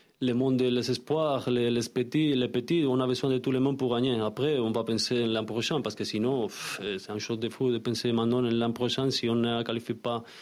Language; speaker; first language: French; non-native, learner; Spanish